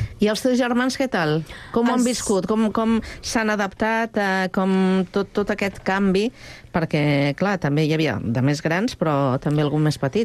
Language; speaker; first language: Catalan; native; Catalan